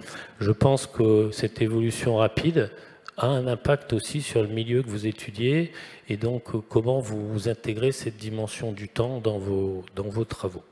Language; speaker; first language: French; native; French